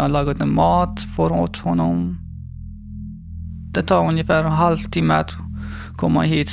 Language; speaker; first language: Swedish; non-native, learner; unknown